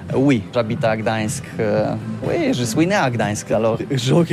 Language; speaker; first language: French; non-native, learner; Polish